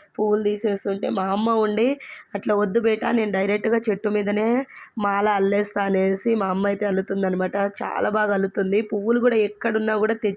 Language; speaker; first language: Telugu; native; Telugu